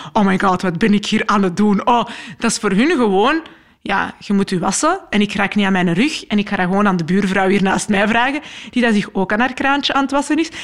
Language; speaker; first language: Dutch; early bilingual, other home language; Arabic